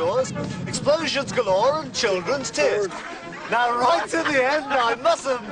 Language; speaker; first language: English; native; English